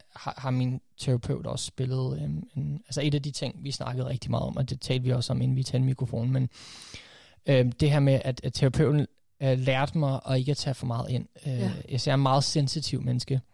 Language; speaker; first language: Danish; early bilingual, other home language; English